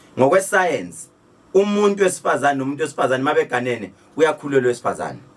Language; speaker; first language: Zulu; native; Zulu